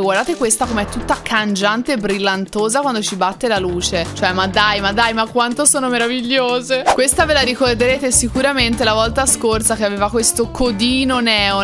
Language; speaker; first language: Italian; native; Italian